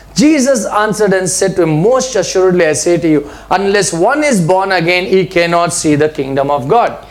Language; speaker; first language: English; non-native, local second language; Telugu